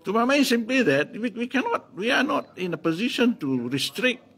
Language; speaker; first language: English; non-native, local second language; Malay